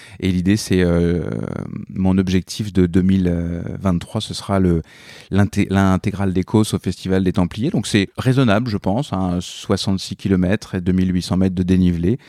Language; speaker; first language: French; native; French